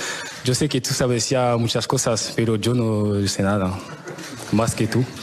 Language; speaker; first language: Spanish; non-native, learner; French